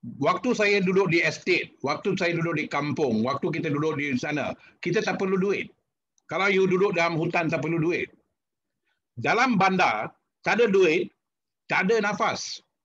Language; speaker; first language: Malay; non-native, local second language; Tamil